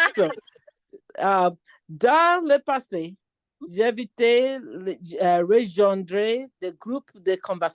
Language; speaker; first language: French; non-native, learner; Akan